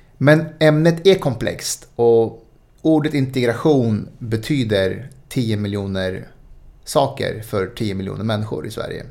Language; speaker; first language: Swedish; early bilingual, other home language; Spanish